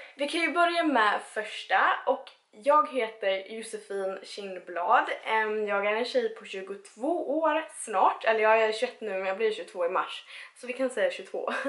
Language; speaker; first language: Swedish; early bilingual, other home language; Spanish